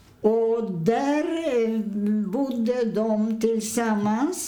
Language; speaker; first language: Swedish; non-native, fluent; Polish